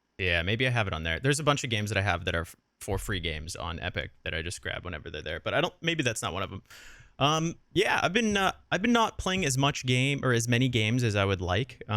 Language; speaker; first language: English; native; English